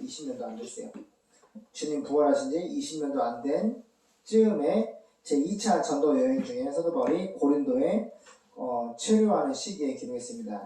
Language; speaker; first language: Korean; native; Korean